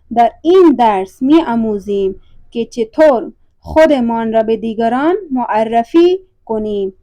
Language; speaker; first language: Persian; non-native, fluent; Urdu